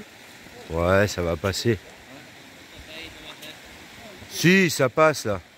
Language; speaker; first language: French; native; French